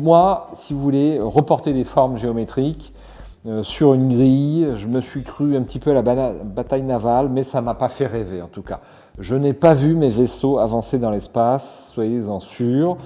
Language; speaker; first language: French; native; French